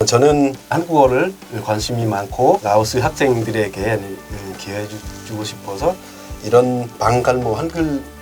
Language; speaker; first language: Korean; non-native, learner; Lao